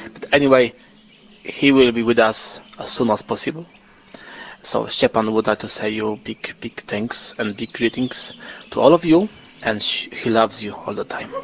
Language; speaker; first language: English; non-native, learner; Polish